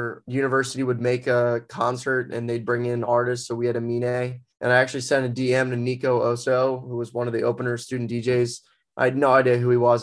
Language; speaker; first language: English; native; English